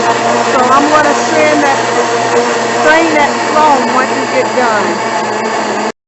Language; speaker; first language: English; native; English